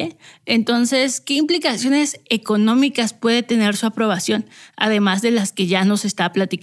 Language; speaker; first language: Spanish; native; Spanish